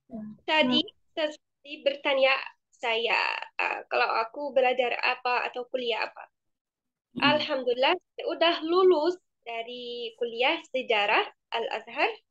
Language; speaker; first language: Indonesian; non-native, fluent; Arabic